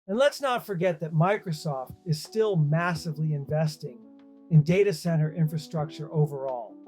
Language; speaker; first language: English; native; English